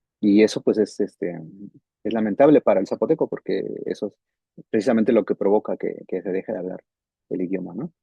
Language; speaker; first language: Spanish; non-native, local second language; Zapotec